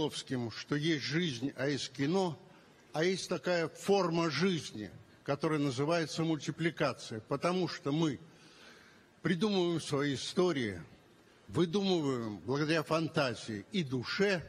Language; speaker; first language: Russian; native; Russian